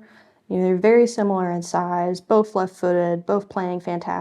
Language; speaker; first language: English; native; English